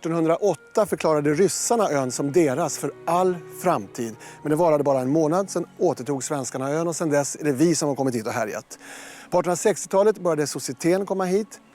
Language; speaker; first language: Swedish; native; Swedish